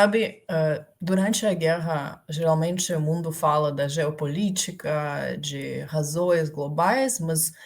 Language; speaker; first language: Portuguese; non-native, fluent; Ukrainian